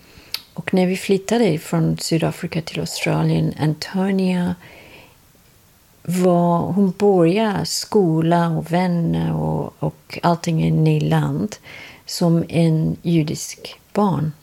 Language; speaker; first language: Swedish; non-native, fluent; English